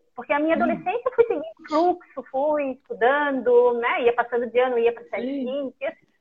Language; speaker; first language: Portuguese; native; Portuguese